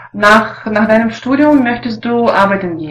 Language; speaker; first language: German; non-native, learner; Russian